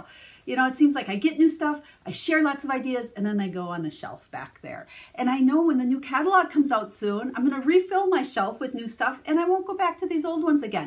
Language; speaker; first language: English; native; English